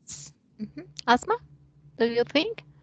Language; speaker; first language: English; non-native, fluent; Spanish